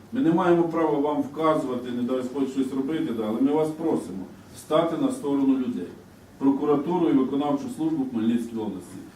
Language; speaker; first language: Ukrainian; native; Ukrainian